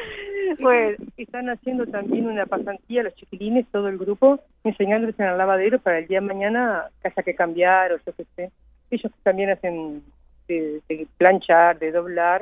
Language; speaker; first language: Spanish; native; Spanish